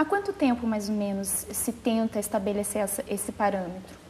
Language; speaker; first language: Portuguese; native; Portuguese